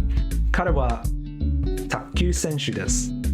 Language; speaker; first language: Japanese; non-native, learner; Cantonese